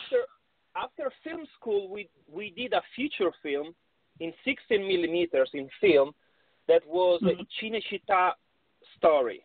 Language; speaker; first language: English; non-native, fluent; Italian